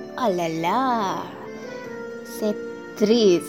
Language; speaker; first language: French; non-native, learner; Indonesian